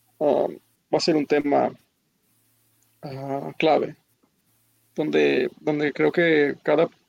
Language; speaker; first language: Spanish; early bilingual, heritage; English